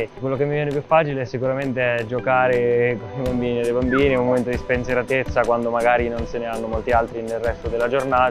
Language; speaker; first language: Italian; native; Italian